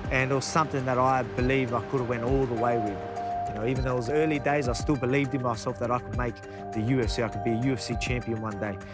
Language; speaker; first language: English; native; English